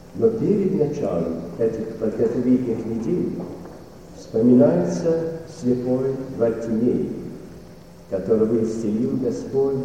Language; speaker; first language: Russian; native; Russian